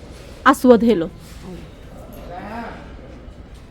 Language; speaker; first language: Arabic; non-native, learner; Bangla